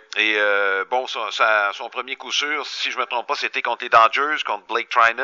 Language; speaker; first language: French; native; French